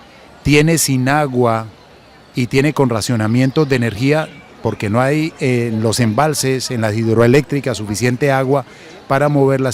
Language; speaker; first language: Spanish; native; Spanish